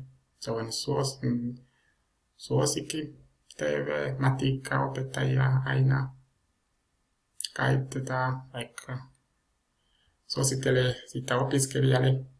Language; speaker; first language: Finnish; non-native, learner; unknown